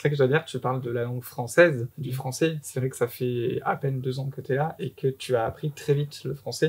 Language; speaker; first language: French; native; French